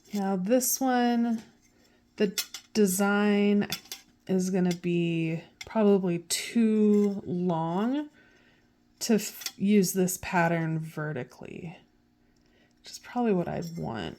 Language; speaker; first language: English; native; English